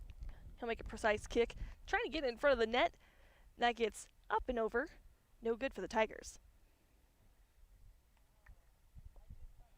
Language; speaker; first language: English; native; English